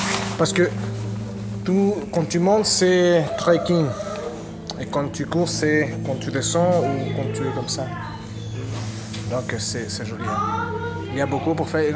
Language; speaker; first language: French; non-native, fluent; Spanish